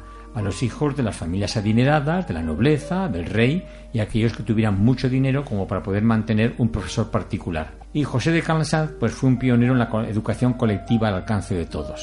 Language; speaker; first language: Spanish; native; Spanish